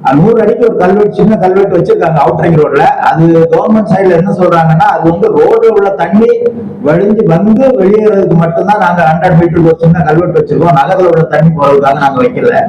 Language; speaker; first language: Tamil; native; Tamil